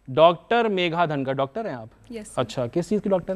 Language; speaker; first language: Hindi; native; Hindi